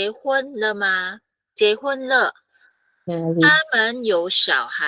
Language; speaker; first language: Chinese; non-native, fluent; Filipino